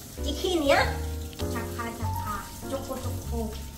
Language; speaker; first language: Korean; non-native, learner; Vietnamese